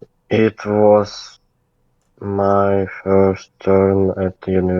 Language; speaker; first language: English; non-native, learner; Russian